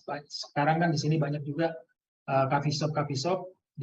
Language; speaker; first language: Indonesian; native; Indonesian